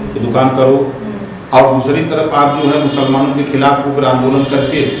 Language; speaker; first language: Hindi; native; Hindi